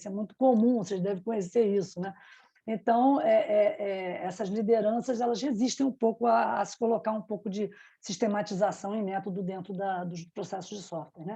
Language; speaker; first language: Portuguese; native; Portuguese